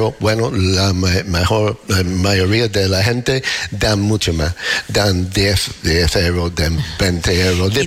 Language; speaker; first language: Spanish; non-native, learner; English